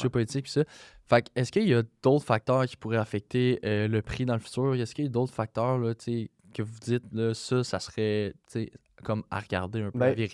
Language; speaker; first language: French; native; French